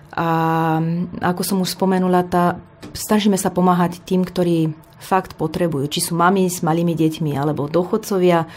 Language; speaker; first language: Slovak; non-native, fluent; Romanian